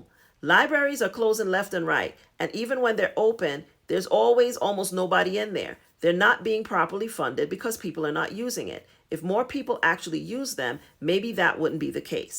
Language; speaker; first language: English; native; English